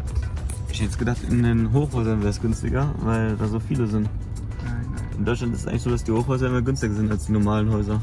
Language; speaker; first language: German; native; German